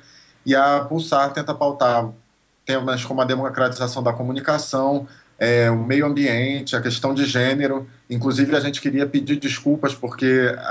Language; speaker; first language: Portuguese; native; Portuguese